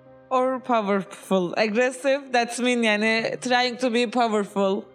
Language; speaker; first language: English; non-native, learner; Turkish